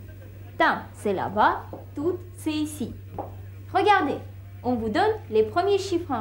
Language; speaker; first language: French; non-native, fluent; Russian